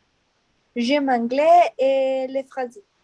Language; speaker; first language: French; non-native, learner; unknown